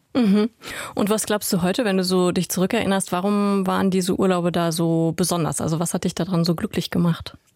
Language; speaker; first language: German; native; German